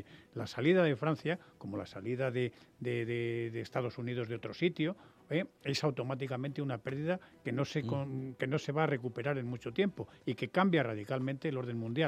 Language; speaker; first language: Spanish; native; Spanish